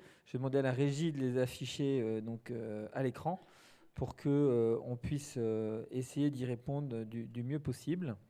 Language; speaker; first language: French; native; French